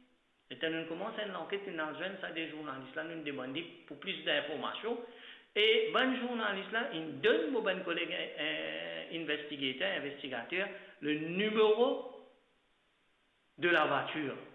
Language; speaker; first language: French; non-native, local second language; Morisyen